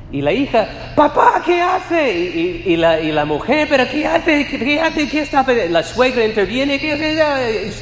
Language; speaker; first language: Spanish; non-native, fluent; English